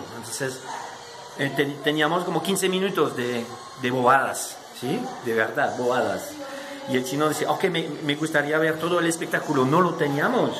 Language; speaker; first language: Spanish; non-native, fluent; French